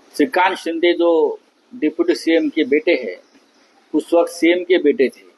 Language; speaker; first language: Hindi; non-native, local second language; Marathi